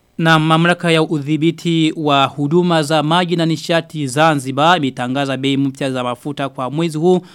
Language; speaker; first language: Swahili; non-native, local second language; Rundi